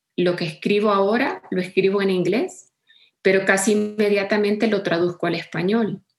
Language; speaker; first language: Spanish; early bilingual, heritage; Spanish